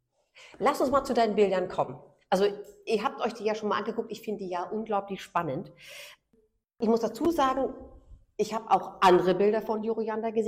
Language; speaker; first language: German; native; German